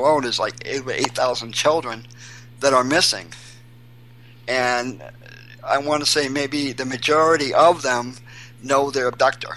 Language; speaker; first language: English; native; English